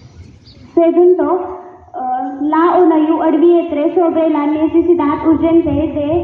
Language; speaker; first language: Spanish; non-native, learner; Marathi